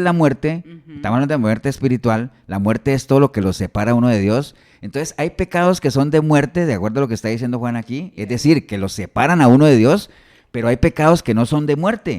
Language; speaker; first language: Spanish; native; Spanish